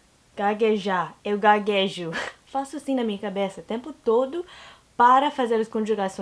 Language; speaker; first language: Portuguese; non-native, learner; English